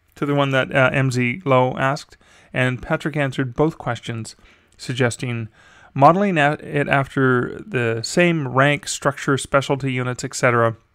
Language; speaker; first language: English; native; English